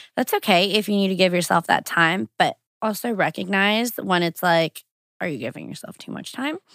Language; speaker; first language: English; early bilingual, other home language; Portuguese